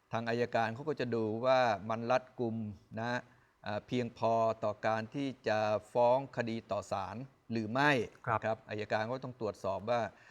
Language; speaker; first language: Thai; native; Thai